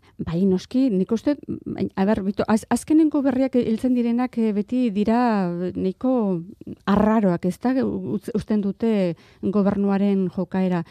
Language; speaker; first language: Basque; non-native, local second language; Spanish